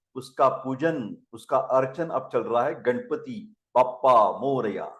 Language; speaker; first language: Hindi; non-native, local second language; Marathi